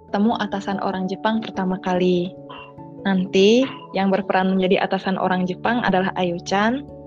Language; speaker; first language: Indonesian; native; Indonesian